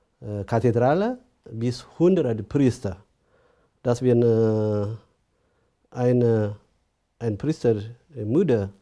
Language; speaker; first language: German; non-native, learner; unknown